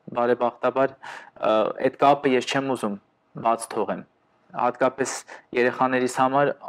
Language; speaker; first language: Armenian; early bilingual, heritage; Armenian